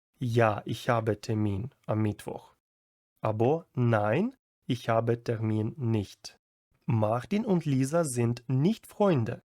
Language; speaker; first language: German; non-native, fluent; Ukrainian